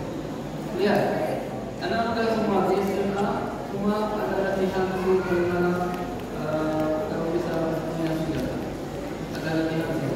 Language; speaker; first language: Indonesian; non-native, learner; Arabic